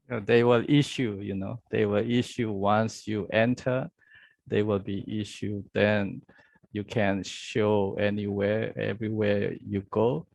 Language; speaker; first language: English; non-native, learner; Burmese